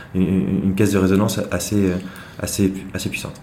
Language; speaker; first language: French; native; French